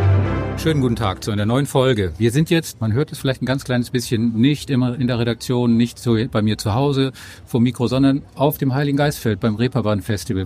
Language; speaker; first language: German; native; German